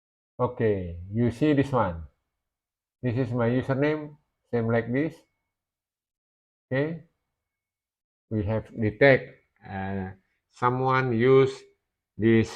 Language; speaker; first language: English; non-native, learner; Indonesian